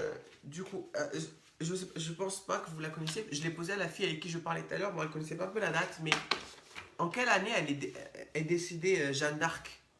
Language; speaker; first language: French; native; French